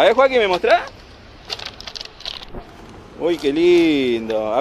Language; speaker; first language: Spanish; native; Spanish